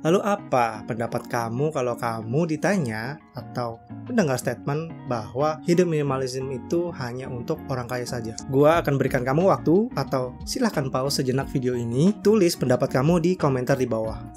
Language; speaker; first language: Indonesian; native; Indonesian